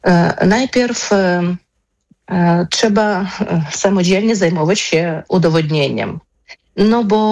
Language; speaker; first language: Polish; non-native, fluent; Ukrainian